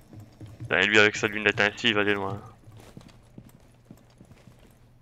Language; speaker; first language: French; native; French